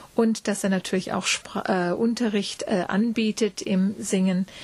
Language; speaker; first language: German; native; German